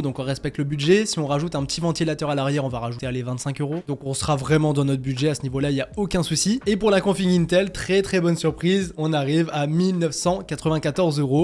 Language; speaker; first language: French; native; French